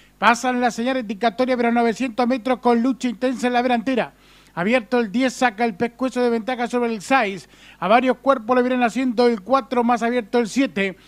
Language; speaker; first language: Spanish; native; Spanish